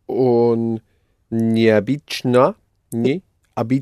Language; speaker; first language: Russian; non-native, learner; English